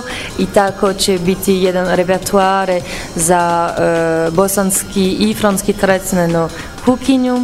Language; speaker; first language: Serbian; non-native, learner; French